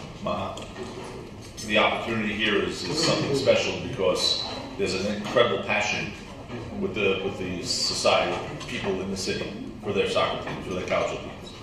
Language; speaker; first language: English; native; English